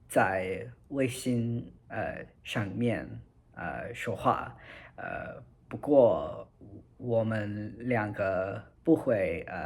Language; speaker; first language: Chinese; non-native, learner; English